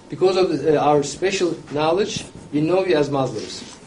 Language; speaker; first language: English; non-native, fluent; Turkish